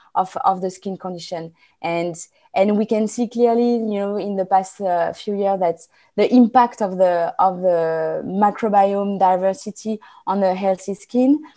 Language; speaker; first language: English; non-native, fluent; French